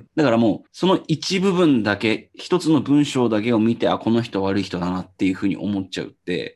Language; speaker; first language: Japanese; native; Japanese